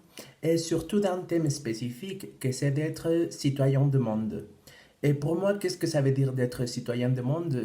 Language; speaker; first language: French; non-native, fluent; Spanish